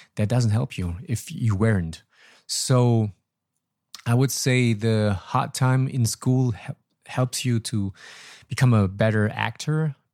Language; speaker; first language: English; non-native, fluent; German